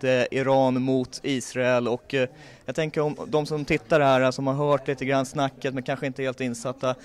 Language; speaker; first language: Swedish; native; Swedish